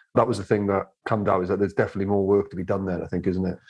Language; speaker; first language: English; native; English